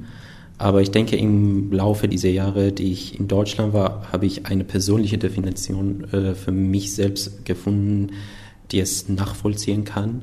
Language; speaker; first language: German; non-native, fluent; Persian